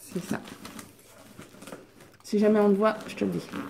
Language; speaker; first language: French; native; French